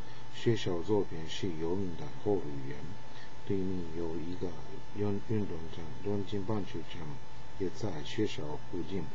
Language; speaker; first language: Chinese; non-native, learner; Japanese